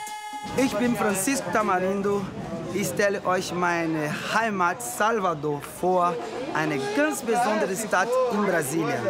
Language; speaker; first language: German; non-native, learner; Portuguese